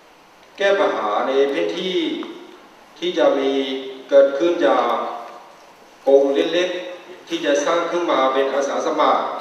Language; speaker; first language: Thai; non-native, fluent; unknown